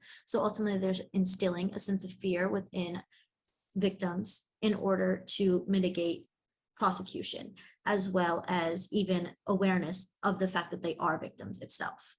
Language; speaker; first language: English; native; English